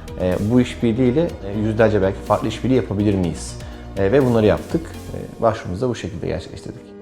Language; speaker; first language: Turkish; native; Turkish